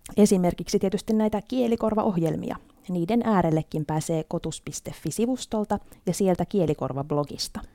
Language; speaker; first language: Finnish; native; Finnish